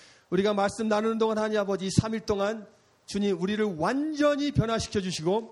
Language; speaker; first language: Korean; early bilingual, heritage; Korean